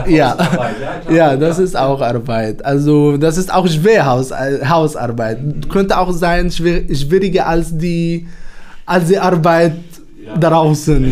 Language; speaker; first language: German; non-native, fluent; Arabic